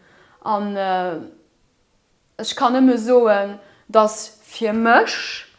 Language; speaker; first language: German; non-native, local second language; Luxembourgish